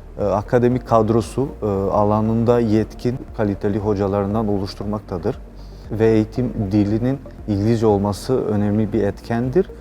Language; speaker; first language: Turkish; non-native, fluent; Albanian